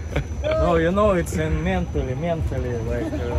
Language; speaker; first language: English; non-native, fluent; Russian